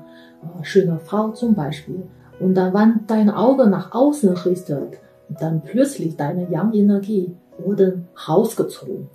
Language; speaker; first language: German; non-native, fluent; Chinese